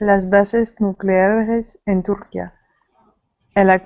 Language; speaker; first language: Spanish; non-native, learner; French